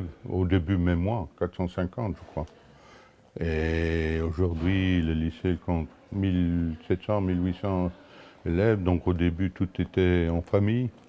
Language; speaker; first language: French; non-native, local second language; Luxembourgish